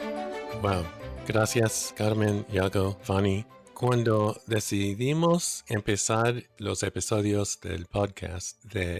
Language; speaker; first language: Spanish; non-native, fluent; English